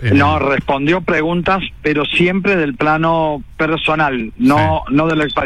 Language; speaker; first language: Spanish; native; Spanish